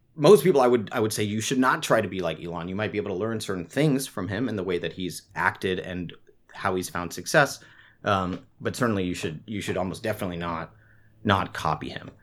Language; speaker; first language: English; native; English